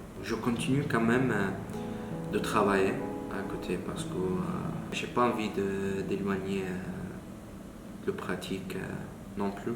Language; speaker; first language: French; non-native, learner; Arabic